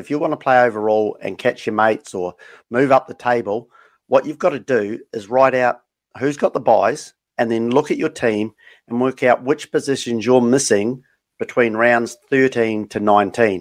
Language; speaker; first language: English; native; English